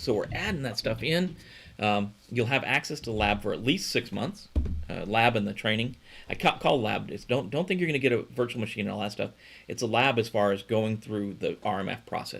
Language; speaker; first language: English; native; English